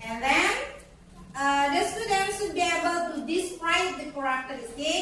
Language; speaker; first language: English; non-native, learner; Indonesian